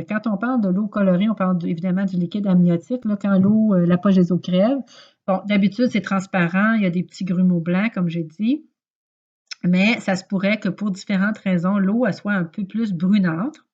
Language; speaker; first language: French; native; French